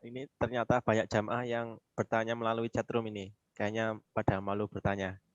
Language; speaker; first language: Indonesian; native; Indonesian